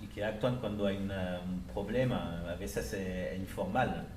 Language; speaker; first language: Spanish; native; Spanish